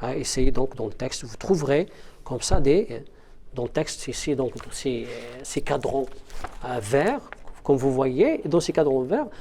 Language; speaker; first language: French; non-native, local second language; Arabic